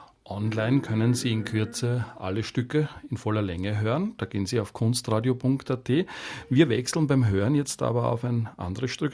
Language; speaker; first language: German; native; German